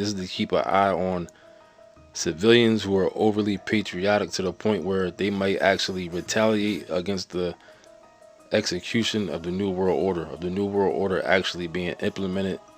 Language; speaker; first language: English; native; English